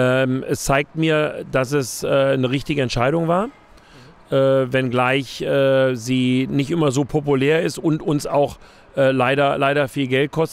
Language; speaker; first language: German; native; German